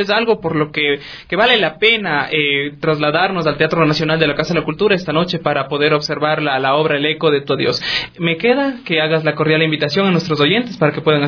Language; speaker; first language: Spanish; native; Spanish